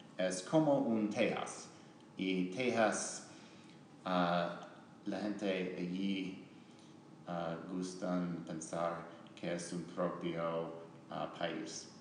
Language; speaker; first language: Spanish; non-native, learner; English